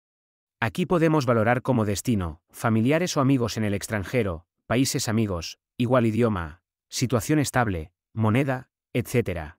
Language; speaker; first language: Spanish; native; Spanish